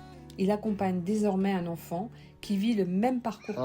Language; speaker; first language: French; native; French